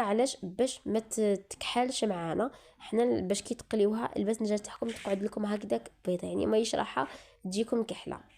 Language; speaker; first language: Arabic; native; Arabic